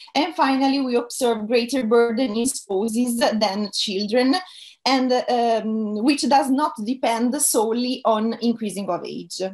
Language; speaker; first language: English; non-native, fluent; Italian